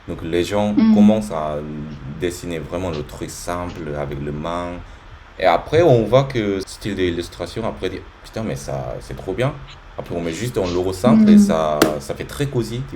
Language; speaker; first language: French; native; French